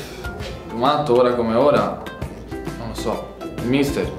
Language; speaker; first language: Italian; early bilingual, other home language; Albanian